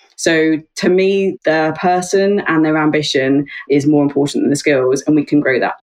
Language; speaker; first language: English; native; English